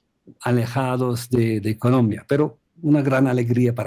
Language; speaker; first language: Spanish; non-native, fluent; German